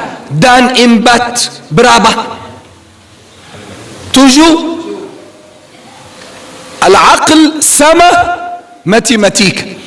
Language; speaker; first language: Indonesian; non-native, learner; Arabic